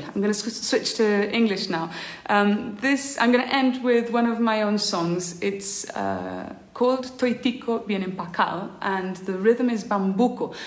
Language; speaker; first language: English; early bilingual, heritage; English